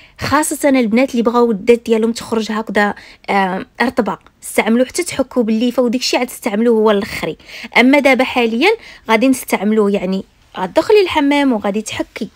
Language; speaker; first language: Arabic; native; Arabic